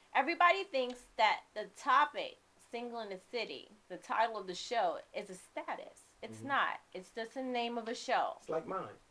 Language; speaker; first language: English; native; English